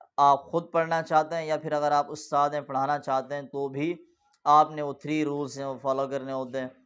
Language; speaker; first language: Urdu; non-native, local second language; Punjabi